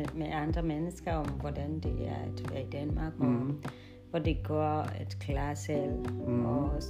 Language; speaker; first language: Danish; non-native, learner; Swahili